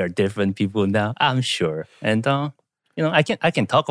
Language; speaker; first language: English; non-native, fluent; Korean